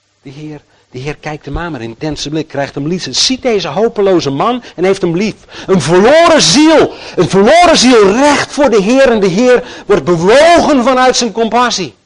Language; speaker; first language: Dutch; native; Dutch